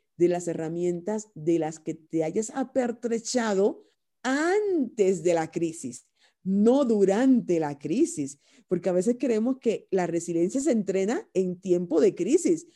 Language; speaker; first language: Spanish; native; Spanish